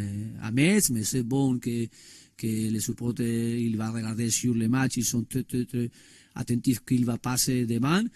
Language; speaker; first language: French; non-native, learner; Spanish